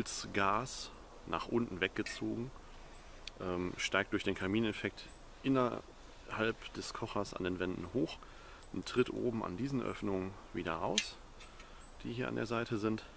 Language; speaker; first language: German; native; German